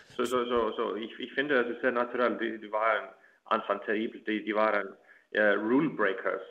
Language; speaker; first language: German; non-native, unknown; Icelandic